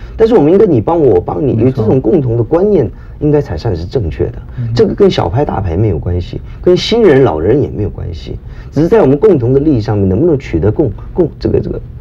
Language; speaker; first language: Chinese; early bilingual, heritage; Chinese